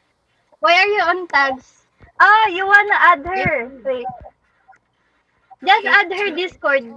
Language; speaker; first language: English; non-native, local second language; Filipino